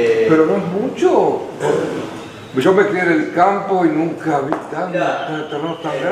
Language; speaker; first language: Spanish; native; Spanish